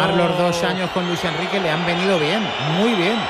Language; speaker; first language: Spanish; native; Spanish